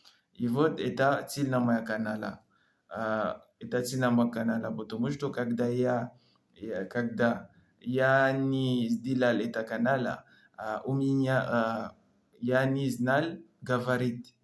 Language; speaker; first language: Russian; non-native, learner; French